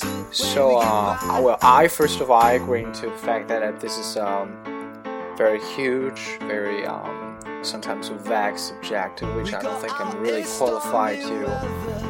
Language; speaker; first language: English; non-native, fluent; Chinese